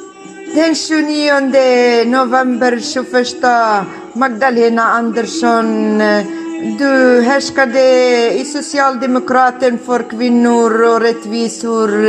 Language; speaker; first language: Swedish; non-native, learner; Kurdish